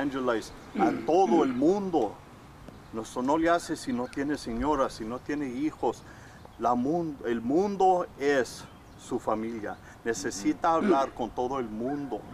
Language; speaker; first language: Spanish; early bilingual, heritage; English